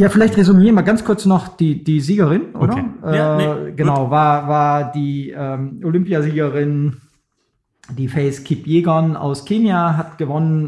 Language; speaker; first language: German; native; German